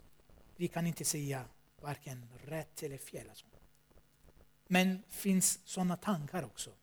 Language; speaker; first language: Swedish; non-native, fluent; Armenian